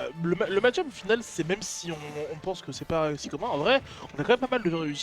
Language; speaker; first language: French; native; French